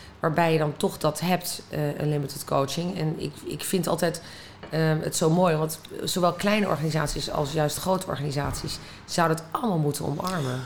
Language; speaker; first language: Dutch; native; Dutch